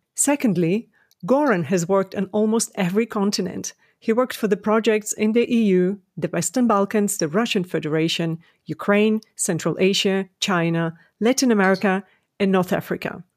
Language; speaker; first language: English; non-native, fluent; Ukrainian